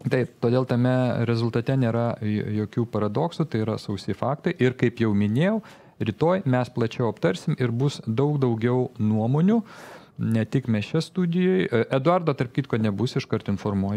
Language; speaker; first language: Lithuanian; native; Lithuanian